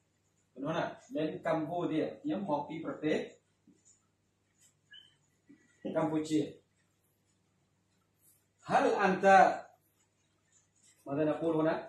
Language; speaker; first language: Arabic; non-native, fluent; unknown